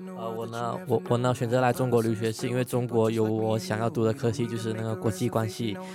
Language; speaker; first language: Chinese; non-native, local second language; Cantonese